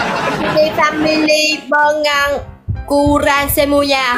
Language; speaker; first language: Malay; non-native, learner; Vietnamese